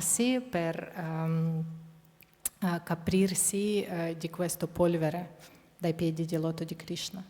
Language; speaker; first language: Italian; non-native, fluent; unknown